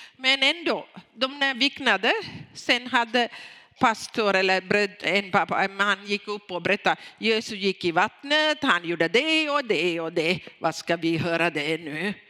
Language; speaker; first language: Swedish; non-native, fluent; Tamil